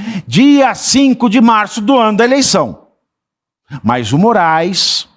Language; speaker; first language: Portuguese; native; Portuguese